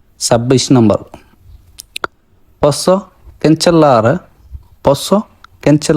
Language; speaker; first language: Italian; non-native, learner; Bangla